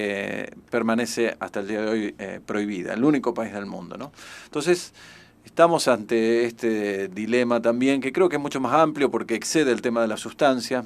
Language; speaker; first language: Spanish; native; Spanish